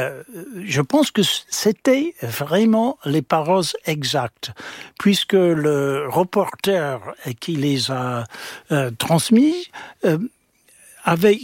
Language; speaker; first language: French; non-native, fluent; English